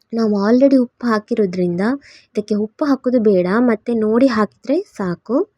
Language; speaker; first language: Kannada; non-native, local second language; Tulu